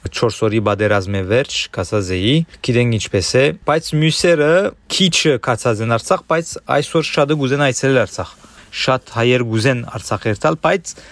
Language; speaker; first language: Armenian; early bilingual, heritage; Armenian